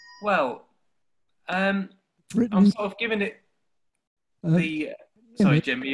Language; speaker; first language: English; native; English